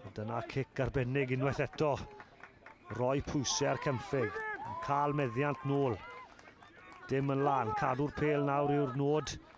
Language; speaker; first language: Welsh; native; Welsh